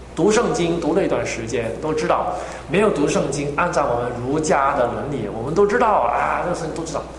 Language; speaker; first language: Chinese; non-native, fluent; Cantonese